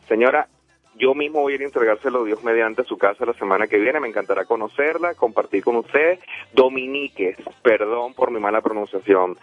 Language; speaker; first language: Spanish; native; Spanish